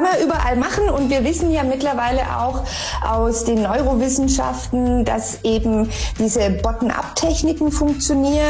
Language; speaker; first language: German; native; German